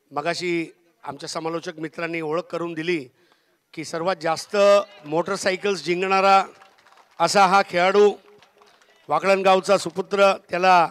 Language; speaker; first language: Marathi; native; Marathi